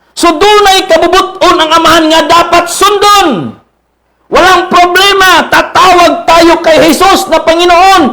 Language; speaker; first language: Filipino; non-native, local second language; Cebuano